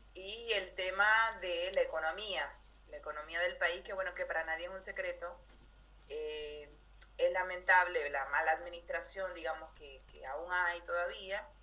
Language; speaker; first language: Spanish; native; Spanish